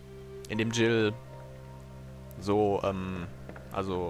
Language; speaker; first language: German; native; German